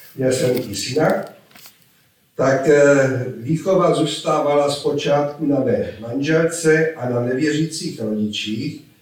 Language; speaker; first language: Czech; native; Czech